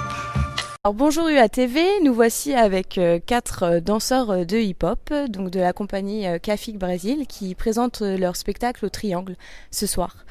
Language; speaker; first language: French; native; French